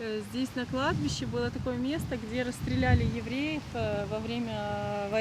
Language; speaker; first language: Russian; non-native, local second language; Ukrainian